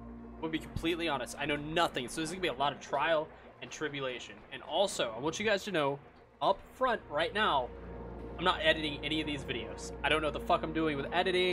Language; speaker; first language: English; native; English